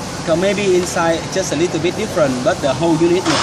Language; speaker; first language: English; non-native, learner; Vietnamese